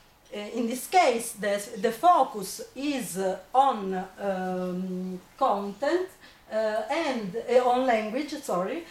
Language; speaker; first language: English; non-native, fluent; Italian